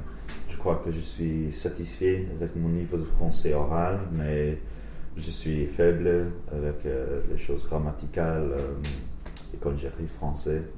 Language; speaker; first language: French; non-native, learner; English